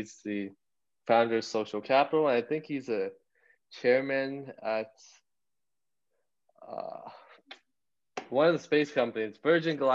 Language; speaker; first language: English; native; English